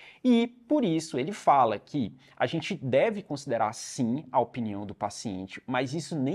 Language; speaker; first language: Portuguese; native; Portuguese